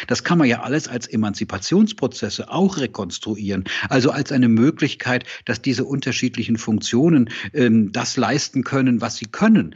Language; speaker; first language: German; native; German